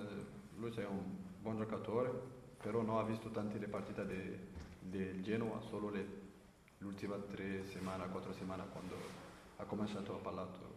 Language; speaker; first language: Italian; non-native, learner; French